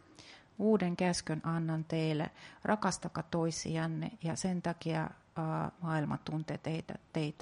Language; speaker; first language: Finnish; non-native, fluent; Russian